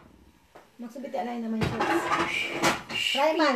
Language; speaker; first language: German; non-native, learner; Cebuano